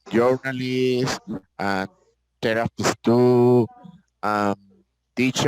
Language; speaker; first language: English; non-native, learner; Spanish